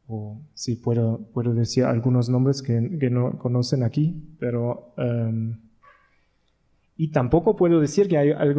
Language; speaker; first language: Spanish; non-native, learner; German